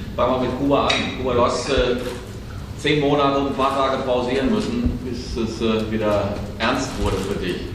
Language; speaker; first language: German; native; German